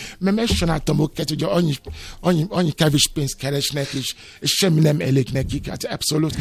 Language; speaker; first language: Hungarian; non-native, fluent; Yoruba